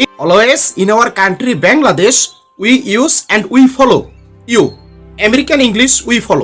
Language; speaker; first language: English; non-native, learner; Bangla